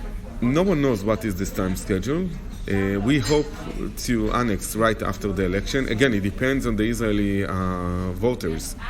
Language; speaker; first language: English; non-native, fluent; Hebrew